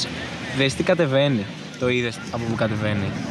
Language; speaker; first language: Greek; native; Greek